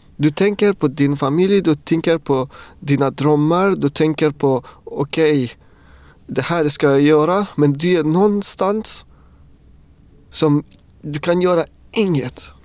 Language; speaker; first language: Swedish; non-native, fluent; Persian